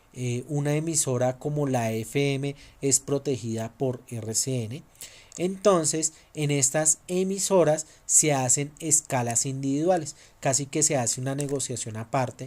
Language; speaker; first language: Spanish; native; Spanish